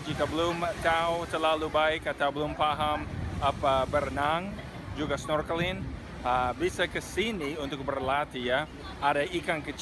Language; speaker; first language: Indonesian; non-native, fluent; English